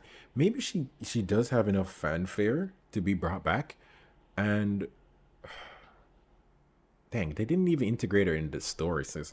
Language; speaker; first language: English; native; English